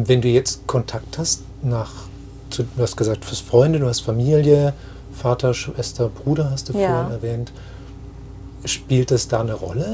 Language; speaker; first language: German; native; German